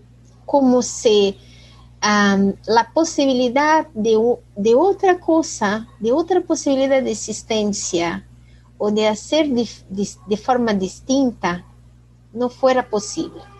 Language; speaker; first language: Spanish; non-native, fluent; Portuguese